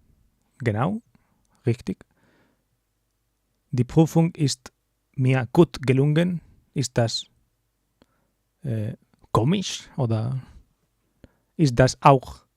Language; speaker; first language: German; non-native, learner; English